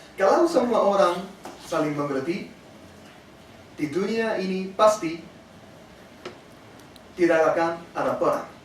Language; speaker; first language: Indonesian; non-native, learner; Korean